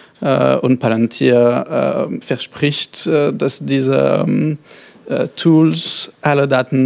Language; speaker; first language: German; non-native, fluent; French